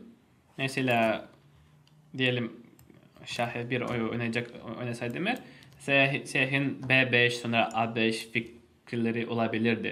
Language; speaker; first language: Turkish; non-native, fluent; Russian